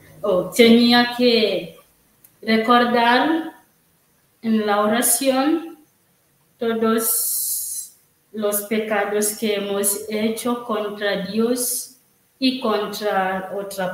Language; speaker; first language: Spanish; non-native, learner; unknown